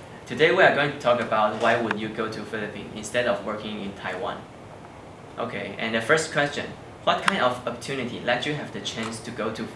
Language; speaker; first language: English; non-native, learner; Chinese